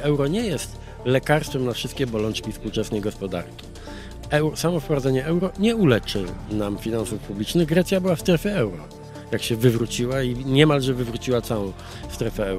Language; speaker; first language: Polish; native; Polish